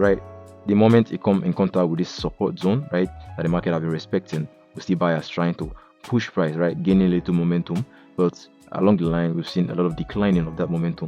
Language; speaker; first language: English; native; English